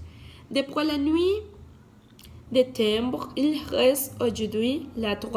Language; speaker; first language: French; non-native, learner; Spanish